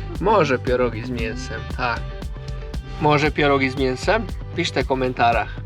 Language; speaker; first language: Polish; non-native, learner; Croatian